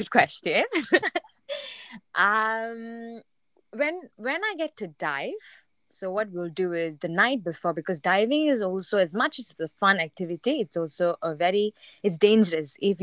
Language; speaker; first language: English; non-native, local second language; Tamil